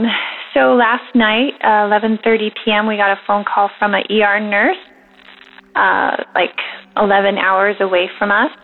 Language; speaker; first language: English; native; English